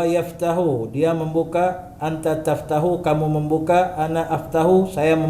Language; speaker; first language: Indonesian; native; Indonesian